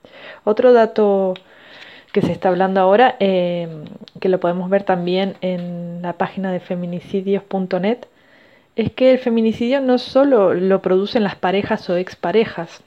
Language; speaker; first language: Spanish; native; Spanish